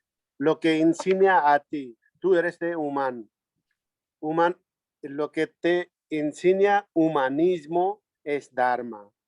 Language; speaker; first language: Spanish; non-native, learner; Nepali